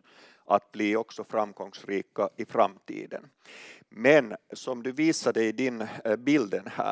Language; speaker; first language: Swedish; non-native, local second language; Finnish